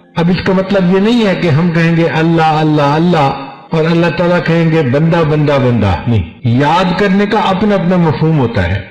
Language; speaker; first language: Urdu; non-native, local second language; Punjabi